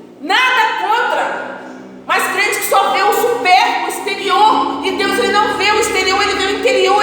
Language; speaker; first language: Portuguese; native; Portuguese